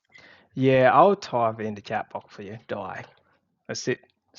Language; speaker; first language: English; non-native, fluent; Vietnamese